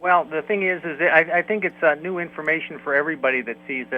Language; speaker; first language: English; native; English